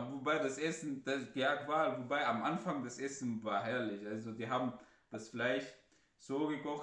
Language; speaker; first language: German; non-native, fluent; Arabic